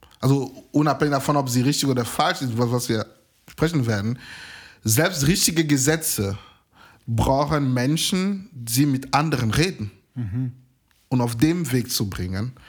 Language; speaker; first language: German; non-native, fluent; French